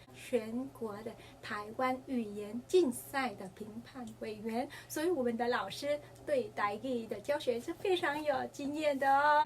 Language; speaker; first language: Chinese; non-native, fluent; Vietnamese